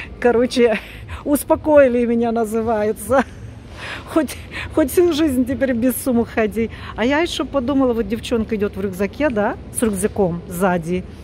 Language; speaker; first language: Russian; native; Russian